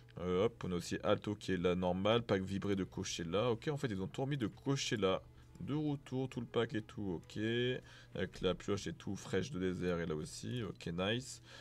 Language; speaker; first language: French; native; French